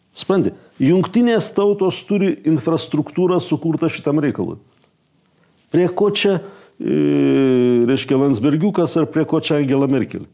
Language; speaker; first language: Lithuanian; native; Lithuanian